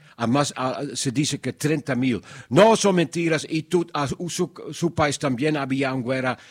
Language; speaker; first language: Spanish; non-native, learner; Dutch